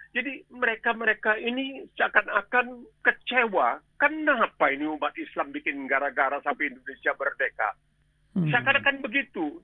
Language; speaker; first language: Indonesian; native; Indonesian